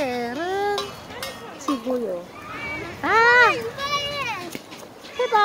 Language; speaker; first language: Korean; non-native, learner; Filipino